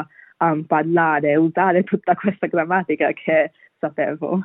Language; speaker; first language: Italian; non-native, fluent; Bangla